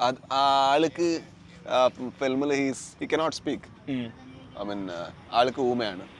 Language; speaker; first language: Malayalam; non-native, learner; Kannada